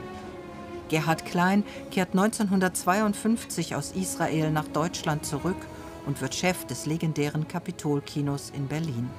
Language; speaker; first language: German; native; German